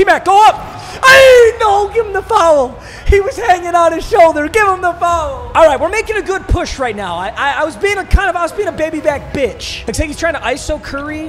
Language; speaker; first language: English; native; English